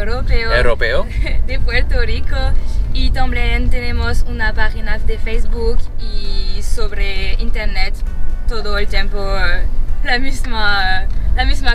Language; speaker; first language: Spanish; non-native, fluent; French